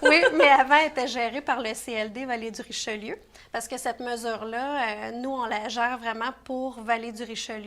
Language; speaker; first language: French; native; French